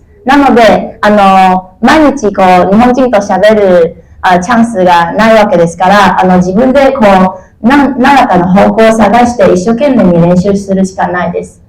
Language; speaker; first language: Japanese; non-native, fluent; Chinese